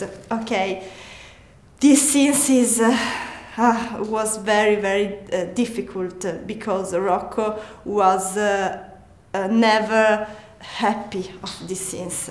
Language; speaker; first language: English; non-native, learner; Italian